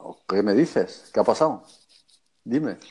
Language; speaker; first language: Spanish; native; Spanish